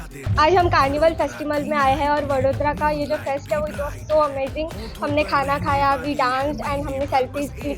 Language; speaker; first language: Hindi; non-native, local second language; Gujarati